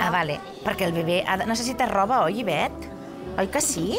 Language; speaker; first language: Catalan; native; Catalan